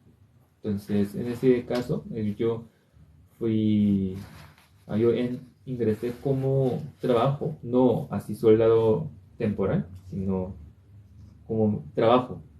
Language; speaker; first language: Spanish; non-native, learner; Korean